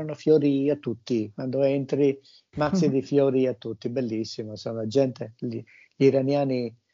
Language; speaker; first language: Italian; native; Italian